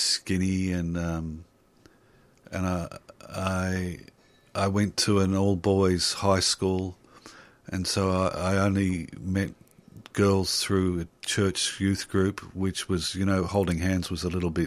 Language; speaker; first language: English; native; English